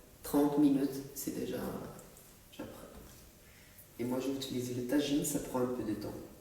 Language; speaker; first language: French; non-native, local second language; Arabic